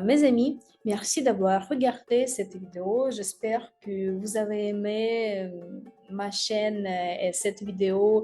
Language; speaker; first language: French; non-native, fluent; Russian